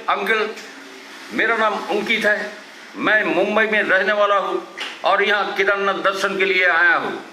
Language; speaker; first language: Hindi; non-native, local second language; Bangla